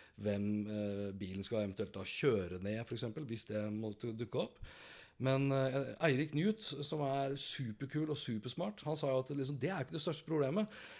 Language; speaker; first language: Norwegian; native; Norwegian